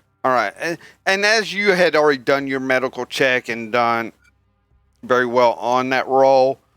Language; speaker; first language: English; native; English